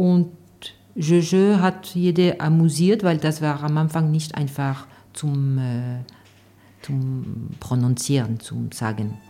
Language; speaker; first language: German; non-native, fluent; French